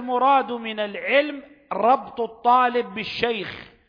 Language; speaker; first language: Arabic; native; Arabic